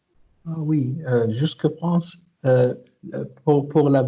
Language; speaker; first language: French; non-native, learner; Arabic